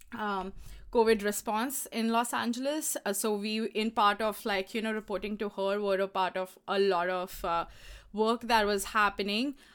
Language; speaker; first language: English; non-native, local second language; Hindi